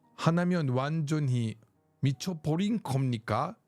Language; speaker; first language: Korean; non-native, learner; English